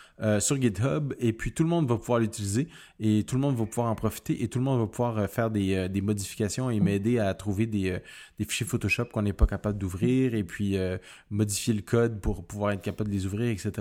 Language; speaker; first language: French; native; French